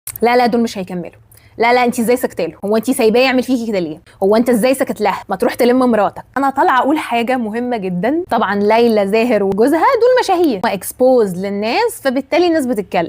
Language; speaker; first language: Arabic; native; Arabic